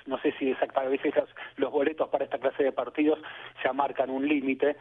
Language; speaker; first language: Spanish; native; Spanish